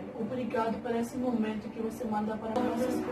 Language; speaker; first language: Portuguese; non-native, learner; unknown